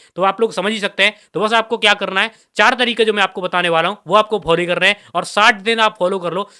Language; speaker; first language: Hindi; native; Hindi